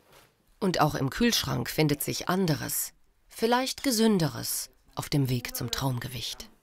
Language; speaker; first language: German; native; German